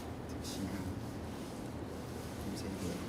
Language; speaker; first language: Korean; non-native, fluent; Vietnamese